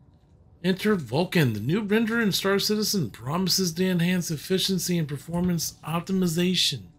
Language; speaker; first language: English; native; English